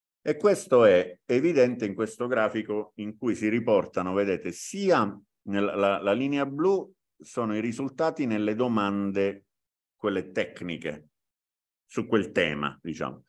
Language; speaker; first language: Italian; native; Italian